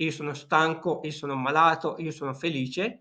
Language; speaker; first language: Italian; non-native, fluent; Urdu